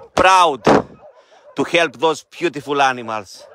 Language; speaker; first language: English; non-native, fluent; Greek